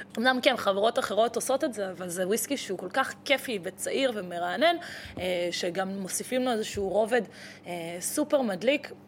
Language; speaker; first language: Hebrew; early bilingual, other home language; Russian